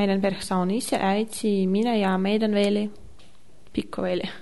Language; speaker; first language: Finnish; non-native, learner; Russian